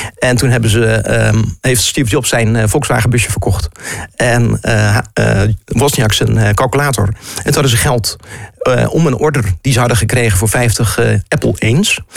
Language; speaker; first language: Dutch; native; Dutch